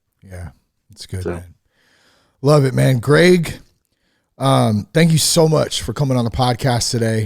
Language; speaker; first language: English; native; English